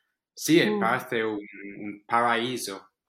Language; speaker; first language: Spanish; non-native, fluent; English